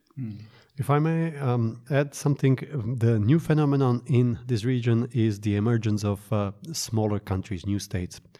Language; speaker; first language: English; non-native, fluent; Slovak